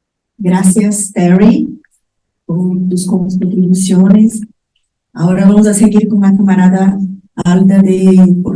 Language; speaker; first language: Spanish; non-native, fluent; Portuguese